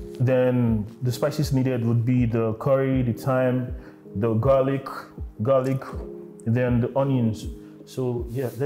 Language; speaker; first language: English; non-native, local second language; Yoruba